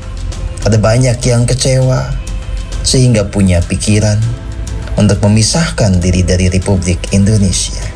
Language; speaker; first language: Indonesian; native; Indonesian